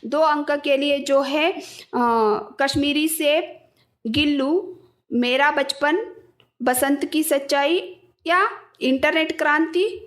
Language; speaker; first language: Hindi; non-native, local second language; Kannada